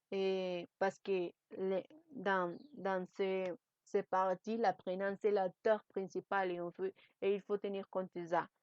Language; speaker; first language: French; non-native, learner; Spanish